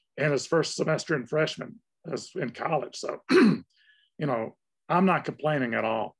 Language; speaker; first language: English; native; English